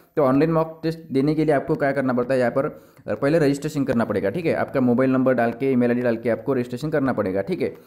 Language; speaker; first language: Hindi; non-native, local second language; Marathi